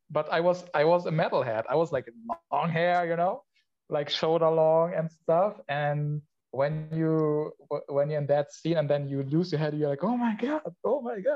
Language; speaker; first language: English; non-native, fluent; Polish